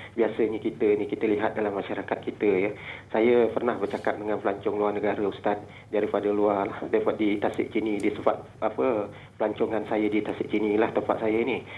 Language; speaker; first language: Malay; native; Malay